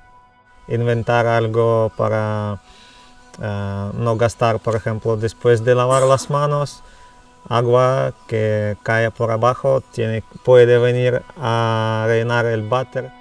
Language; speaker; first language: Spanish; non-native, learner; Russian